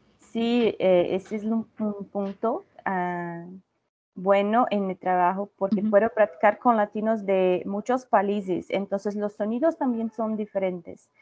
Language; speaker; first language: Spanish; non-native, learner; Portuguese